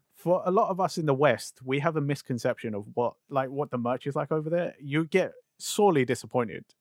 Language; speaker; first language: English; native; English